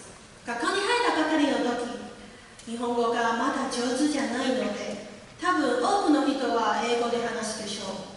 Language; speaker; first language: Japanese; non-native, learner; Chinese